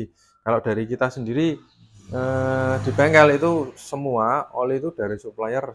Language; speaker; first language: Indonesian; native; Indonesian